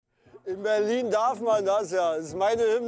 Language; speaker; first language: German; native; German